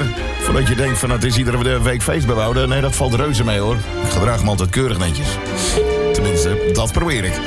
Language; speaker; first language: Dutch; native; Dutch